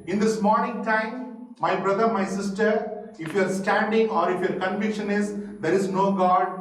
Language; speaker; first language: English; non-native, local second language; Tamil